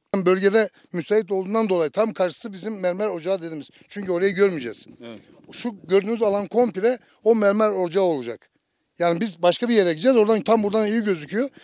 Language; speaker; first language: Turkish; native; Turkish